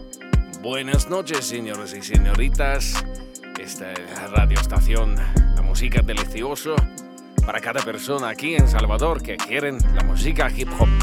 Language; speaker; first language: Spanish; non-native, learner; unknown